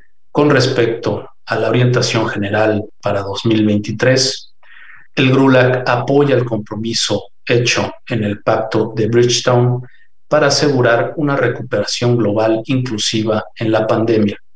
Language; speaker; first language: Spanish; native; Spanish